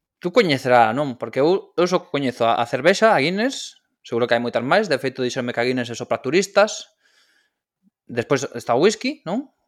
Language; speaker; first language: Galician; non-native, local second language; Spanish